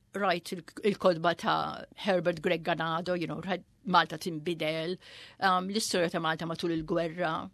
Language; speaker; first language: Maltese; early bilingual, heritage; Maltese